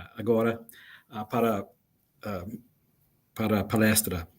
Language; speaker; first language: Portuguese; non-native, learner; English